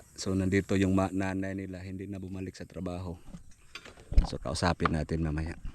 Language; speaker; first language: Filipino; non-native, local second language; Cebuano